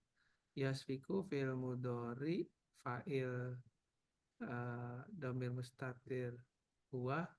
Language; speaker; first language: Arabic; non-native, learner; Indonesian